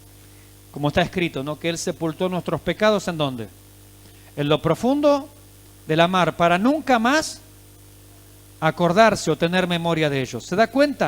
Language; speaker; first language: Spanish; native; Spanish